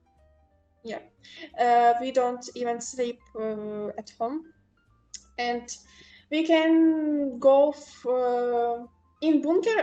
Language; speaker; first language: English; non-native, local second language; Ukrainian